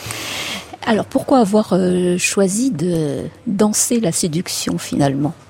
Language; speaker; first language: French; native; French